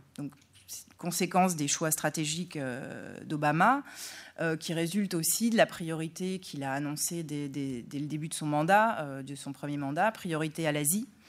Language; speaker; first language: French; native; French